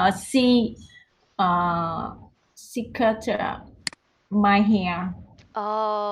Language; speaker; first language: English; non-native, learner; Vietnamese